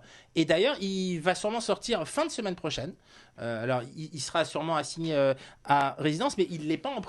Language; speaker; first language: French; native; French